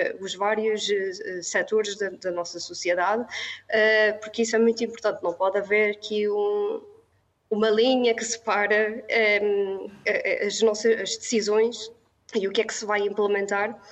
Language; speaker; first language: Portuguese; native; Portuguese